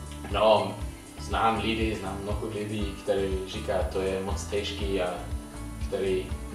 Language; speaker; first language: Czech; non-native, learner; Swedish